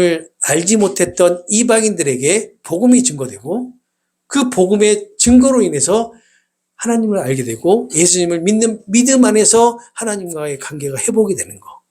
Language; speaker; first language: Korean; native; Korean